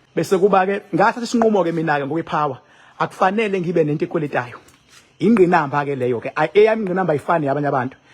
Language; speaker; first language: Zulu; native; Zulu